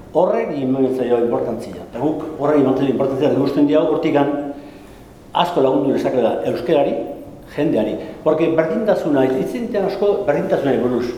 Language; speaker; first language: Basque; non-native, local second language; Spanish